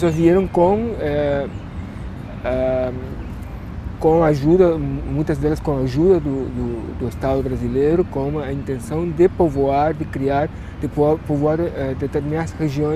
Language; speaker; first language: Portuguese; native; Portuguese